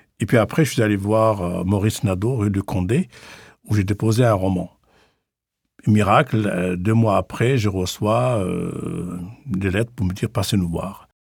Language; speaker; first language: French; non-native, local second language; Arabic